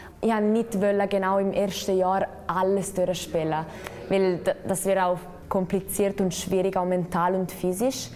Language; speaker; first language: German; non-native, local second language; Italian